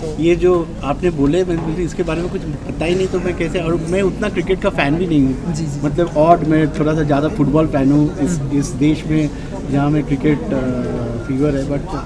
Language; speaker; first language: Hindi; non-native, local second language; Bangla